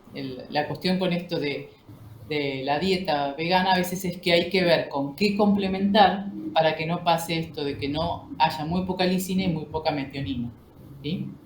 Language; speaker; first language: Spanish; native; Spanish